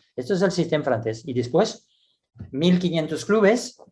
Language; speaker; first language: Spanish; non-native, fluent; French